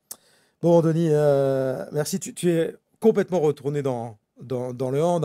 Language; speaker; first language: French; native; French